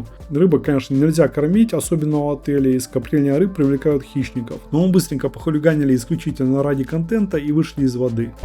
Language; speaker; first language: Russian; native; Russian